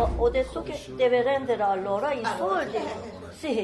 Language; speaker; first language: Italian; non-native, learner; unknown